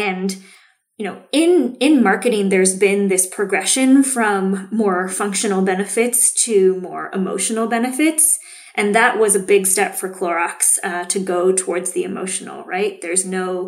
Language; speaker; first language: English; native; English